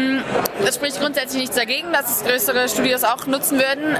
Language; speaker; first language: German; native; German